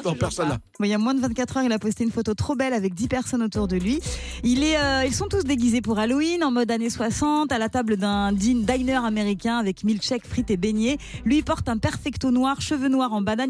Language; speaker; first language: French; native; French